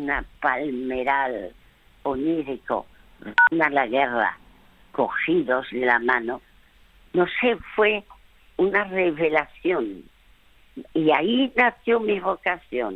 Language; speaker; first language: Spanish; early bilingual, other home language; French